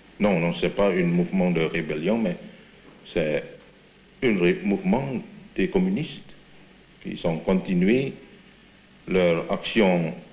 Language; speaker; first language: French; non-native, fluent; Indonesian